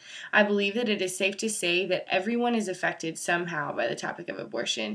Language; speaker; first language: English; native; English